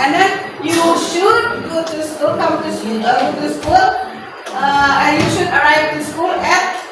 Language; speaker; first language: English; non-native, learner; Indonesian